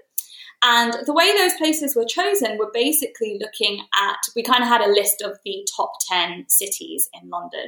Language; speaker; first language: English; native; English